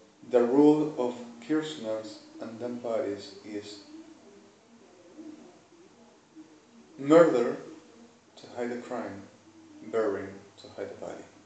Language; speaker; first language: English; non-native, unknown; Spanish